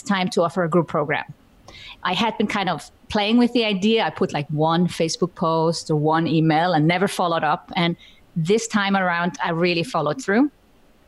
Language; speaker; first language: English; non-native, fluent; Icelandic